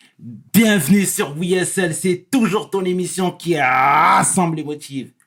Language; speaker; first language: French; native; French